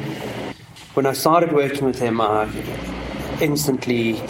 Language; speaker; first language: English; native; English